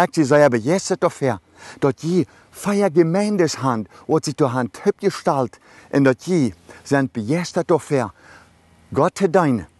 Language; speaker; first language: German; early bilingual, other home language; Low German